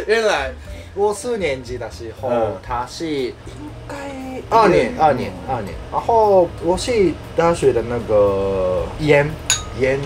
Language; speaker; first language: Chinese; non-native, fluent; Japanese